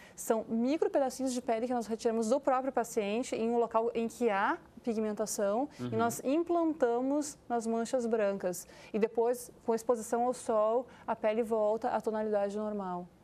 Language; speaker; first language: Portuguese; native; Portuguese